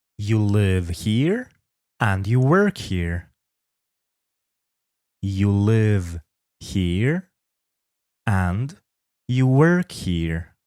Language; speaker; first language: English; non-native, fluent; Polish